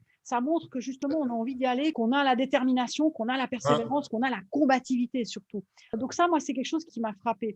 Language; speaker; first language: French; native; French